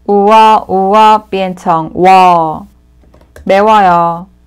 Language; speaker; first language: Korean; non-native, learner; Chinese